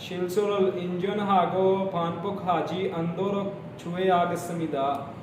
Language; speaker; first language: Korean; non-native, learner; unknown